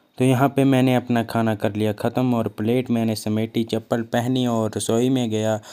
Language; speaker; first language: Hindi; non-native, local second language; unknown